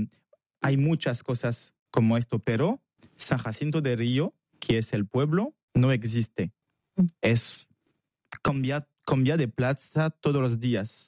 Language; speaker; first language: Spanish; non-native, fluent; French